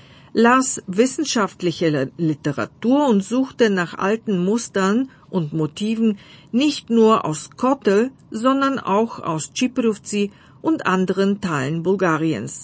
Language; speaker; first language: German; non-native, fluent; Bulgarian